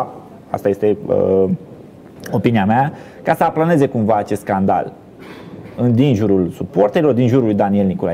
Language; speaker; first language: Romanian; native; Romanian